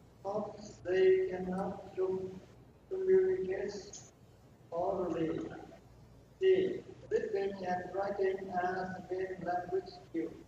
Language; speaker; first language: English; non-native, learner; Vietnamese